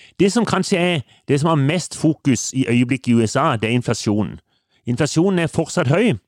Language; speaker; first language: Norwegian; native; Norwegian